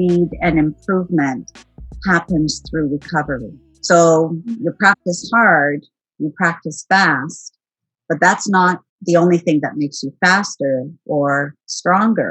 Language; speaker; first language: English; native; English